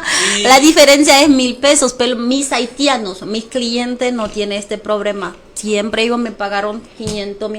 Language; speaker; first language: Spanish; non-native, fluent; Haitian Creole